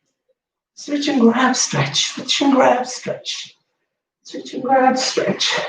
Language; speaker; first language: English; native; English